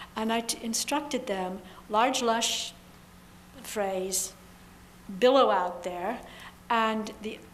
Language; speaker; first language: English; native; English